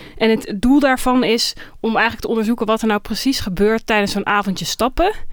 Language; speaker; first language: Dutch; native; Dutch